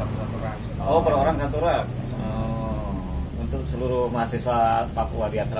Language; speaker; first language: Indonesian; native; Indonesian